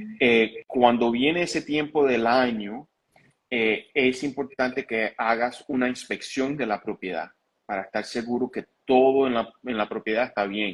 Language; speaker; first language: Spanish; early bilingual, heritage; Spanish